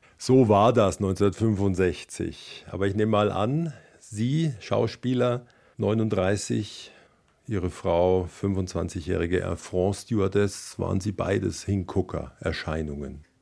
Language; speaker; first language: German; native; German